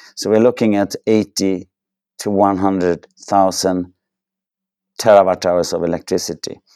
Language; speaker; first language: English; non-native, fluent; Swedish